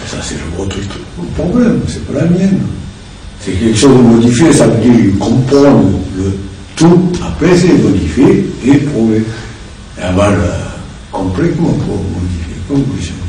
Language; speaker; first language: French; non-native, learner; Japanese